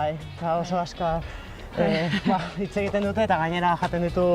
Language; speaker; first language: Basque; non-native, local second language; Spanish